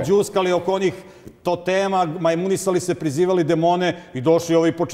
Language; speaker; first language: Serbian; native; Serbian